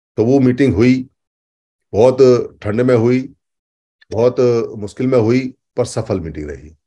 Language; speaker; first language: Hindi; native; Hindi